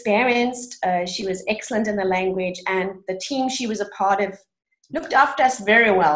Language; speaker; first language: English; native; English